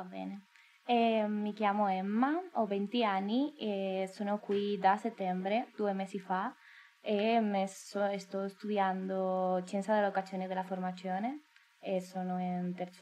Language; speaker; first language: Italian; non-native, learner; Spanish